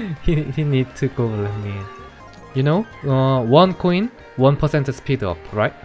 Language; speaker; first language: English; non-native, learner; Korean